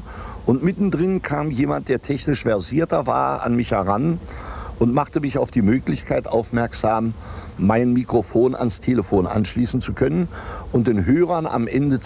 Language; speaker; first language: German; native; German